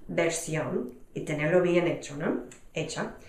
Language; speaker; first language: Spanish; non-native, fluent; English